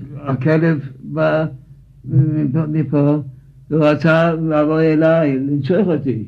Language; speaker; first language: Hebrew; non-native, fluent; Yiddish